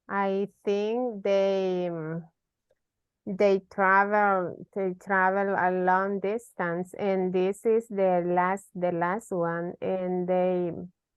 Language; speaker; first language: English; non-native, learner; Spanish